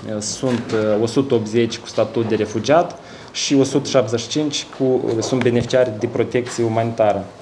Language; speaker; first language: Romanian; native; Romanian